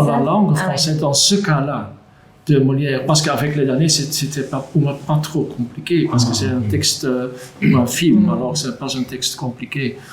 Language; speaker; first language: French; non-native, local second language; Dutch